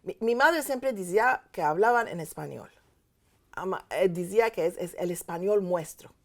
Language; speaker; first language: Spanish; early bilingual, heritage; Spanish